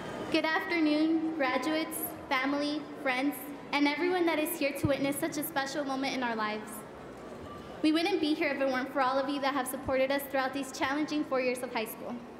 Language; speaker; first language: English; early bilingual, other home language; Spanish